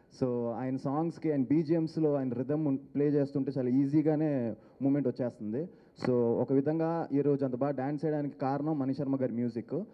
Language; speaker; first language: Telugu; native; Telugu